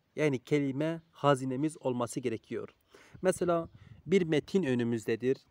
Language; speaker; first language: Turkish; native; Turkish